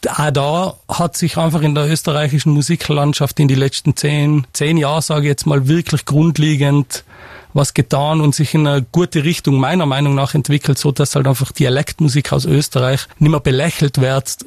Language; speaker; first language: German; native; German